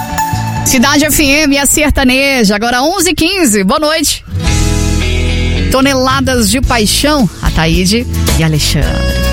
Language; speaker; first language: Portuguese; native; Portuguese